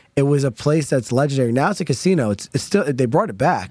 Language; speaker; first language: English; native; English